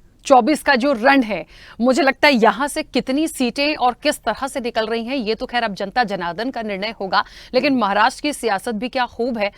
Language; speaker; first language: Hindi; native; Hindi